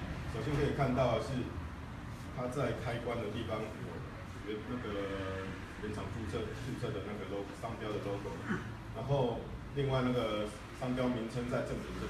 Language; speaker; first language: Chinese; native; Chinese